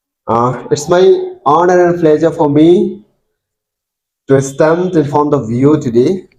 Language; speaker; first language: English; non-native, fluent; Bangla